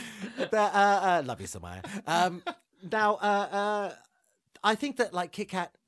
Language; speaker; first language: English; native; English